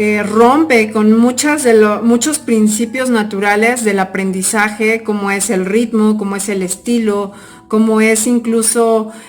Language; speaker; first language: Spanish; native; Spanish